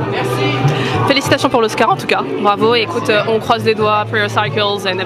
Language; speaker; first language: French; native; French